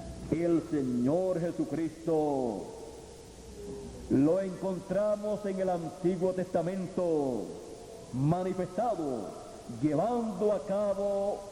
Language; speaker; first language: Spanish; native; Spanish